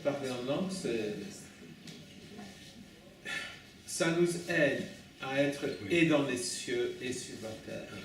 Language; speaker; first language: French; non-native, fluent; English